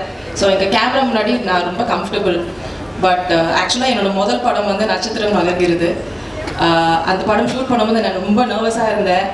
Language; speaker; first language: Tamil; non-native, local second language; Malayalam